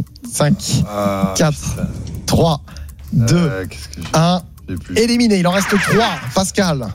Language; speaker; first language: French; native; French